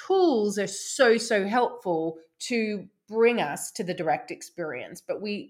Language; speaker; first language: English; native; English